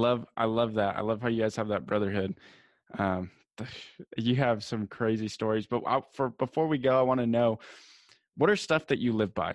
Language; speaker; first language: English; native; English